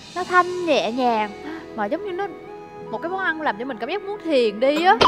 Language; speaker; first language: Vietnamese; native; Vietnamese